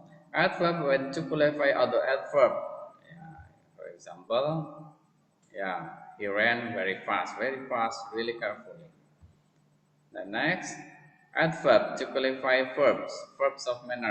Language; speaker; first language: English; non-native, fluent; Indonesian